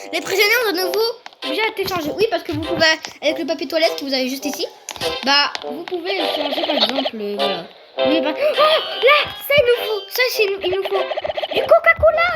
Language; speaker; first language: French; native; French